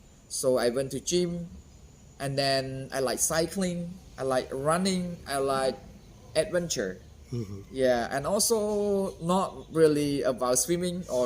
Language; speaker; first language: English; non-native, fluent; Khmer